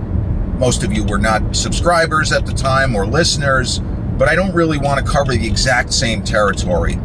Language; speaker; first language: English; native; English